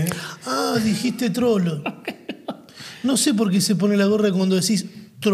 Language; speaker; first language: Spanish; native; Spanish